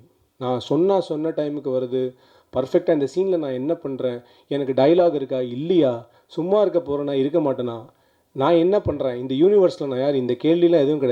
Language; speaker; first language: Tamil; native; Tamil